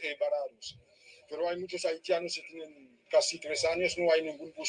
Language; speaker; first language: Spanish; non-native, fluent; Haitian Creole